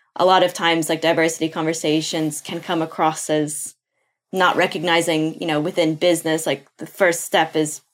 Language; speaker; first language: English; non-native, fluent; Portuguese